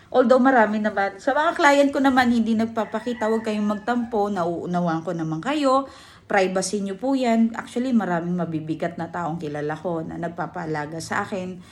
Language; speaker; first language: Filipino; native; Filipino